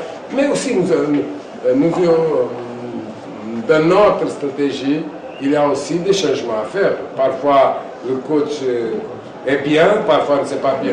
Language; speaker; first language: French; non-native, fluent; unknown